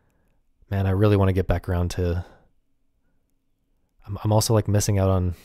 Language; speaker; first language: English; native; English